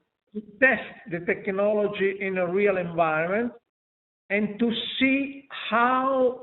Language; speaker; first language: English; non-native, fluent; Italian